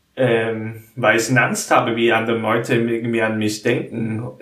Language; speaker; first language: German; non-native, learner; Korean